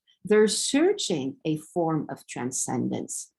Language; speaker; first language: English; non-native, fluent; Romanian